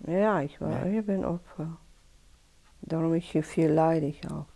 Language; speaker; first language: German; non-native, learner; Russian